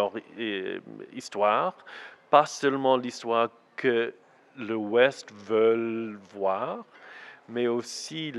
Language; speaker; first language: French; non-native, learner; English